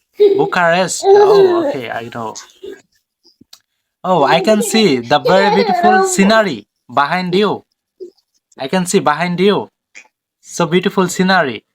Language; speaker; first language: English; non-native, fluent; Bangla